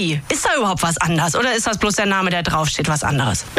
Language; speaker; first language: German; native; German